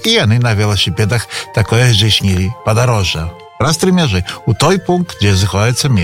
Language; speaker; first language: Belarusian; native; Belarusian